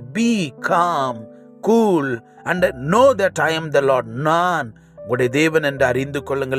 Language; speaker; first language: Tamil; native; Tamil